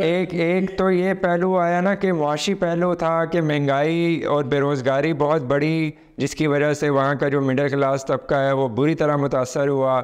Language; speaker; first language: Urdu; native; Urdu